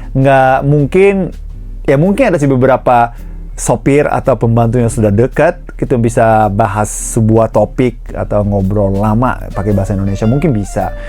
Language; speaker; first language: Indonesian; non-native, fluent; Japanese